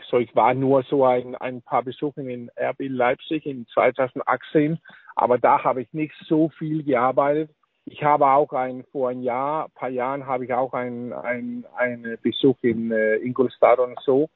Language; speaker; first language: German; non-native, learner; Danish